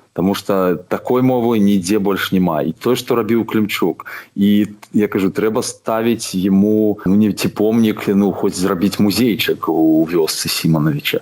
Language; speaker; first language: Belarusian; non-native, local second language; Russian